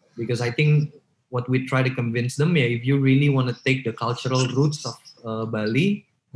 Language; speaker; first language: English; non-native, local second language; Indonesian